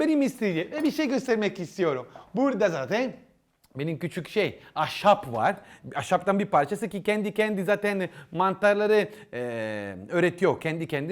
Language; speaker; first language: Turkish; non-native, learner; Italian